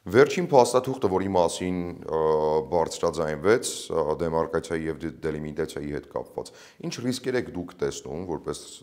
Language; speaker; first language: Armenian; native; Armenian